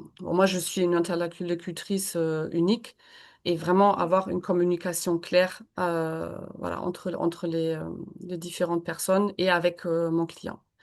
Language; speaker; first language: French; non-native, fluent; German